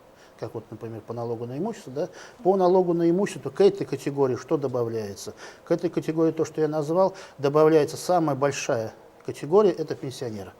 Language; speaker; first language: Russian; native; Russian